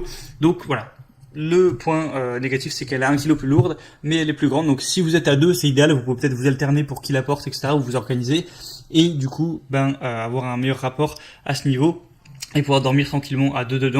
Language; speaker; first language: French; native; French